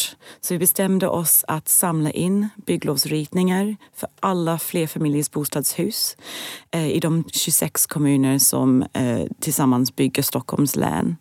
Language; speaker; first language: Swedish; non-native, fluent; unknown